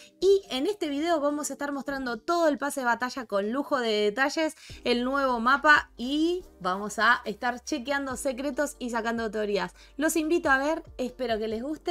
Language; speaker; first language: Spanish; native; Spanish